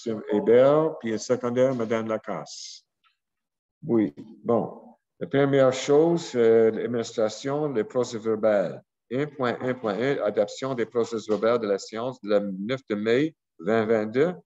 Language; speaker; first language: French; non-native, local second language; English